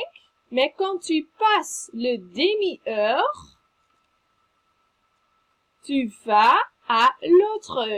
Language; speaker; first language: French; non-native, fluent; Dutch